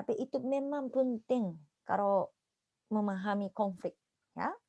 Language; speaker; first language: Indonesian; non-native, fluent; Japanese